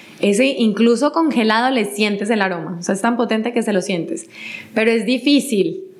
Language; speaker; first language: Spanish; native; Spanish